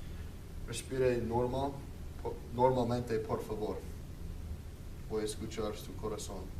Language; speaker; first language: Spanish; non-native, learner; English